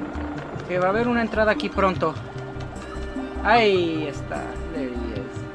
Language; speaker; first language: Spanish; non-native, fluent; English